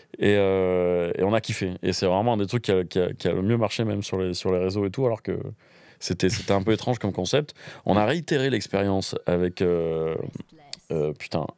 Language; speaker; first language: French; native; French